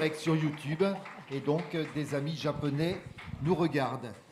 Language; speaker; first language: French; native; French